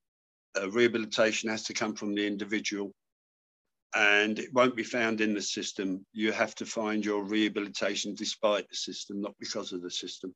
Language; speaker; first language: English; native; English